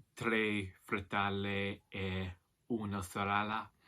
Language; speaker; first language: Italian; non-native, learner; English